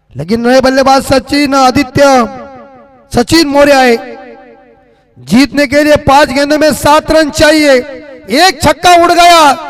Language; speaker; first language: Hindi; non-native, local second language; Marathi